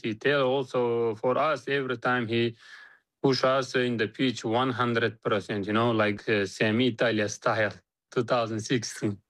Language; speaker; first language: English; non-native, learner; Uzbek